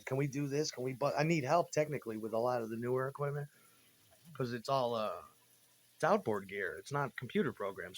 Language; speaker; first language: English; native; English